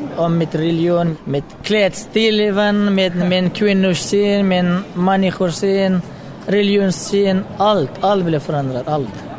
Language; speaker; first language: Swedish; non-native, fluent; Pashto